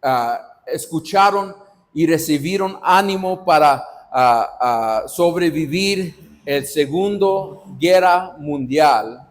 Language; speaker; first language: Spanish; non-native, fluent; English